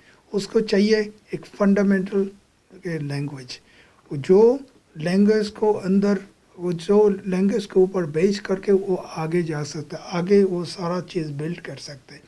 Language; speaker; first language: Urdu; non-native, fluent; Bangla